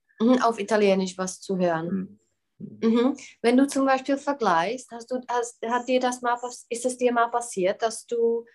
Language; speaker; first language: German; non-native, fluent; Czech